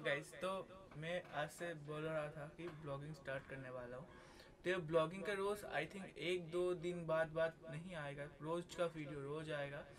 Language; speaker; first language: Hindi; non-native, local second language; Bangla